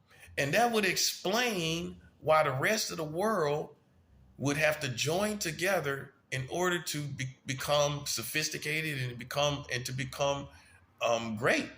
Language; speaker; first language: English; native; English